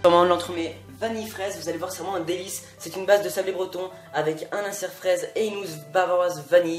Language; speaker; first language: French; native; French